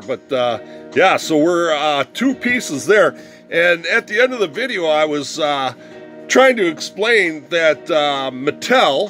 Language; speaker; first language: English; native; English